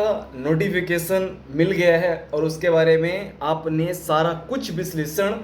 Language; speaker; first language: Hindi; native; Hindi